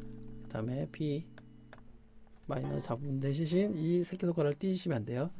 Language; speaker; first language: Korean; native; Korean